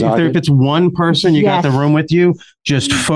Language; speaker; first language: English; native; English